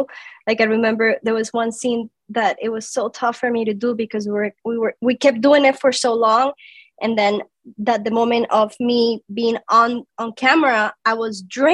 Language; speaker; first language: English; non-native, fluent; Spanish